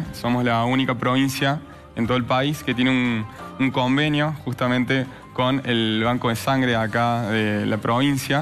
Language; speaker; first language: Spanish; native; Spanish